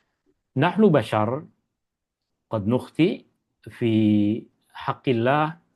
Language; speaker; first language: Arabic; non-native, fluent; Malay